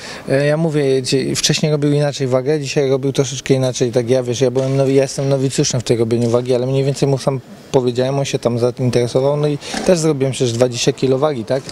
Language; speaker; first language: Polish; native; Polish